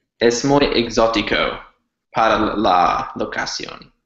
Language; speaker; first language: Spanish; non-native, learner; English